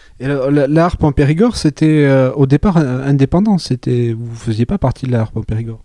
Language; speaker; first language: French; native; French